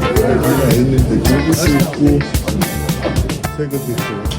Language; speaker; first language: Korean; non-native, learner; Mongolian